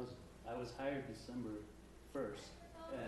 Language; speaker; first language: English; native; English